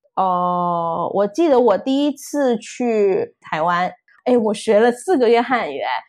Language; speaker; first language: Chinese; non-native, fluent; Min Nan Chinese